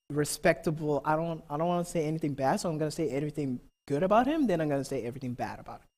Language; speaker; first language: English; non-native, fluent; Papiamento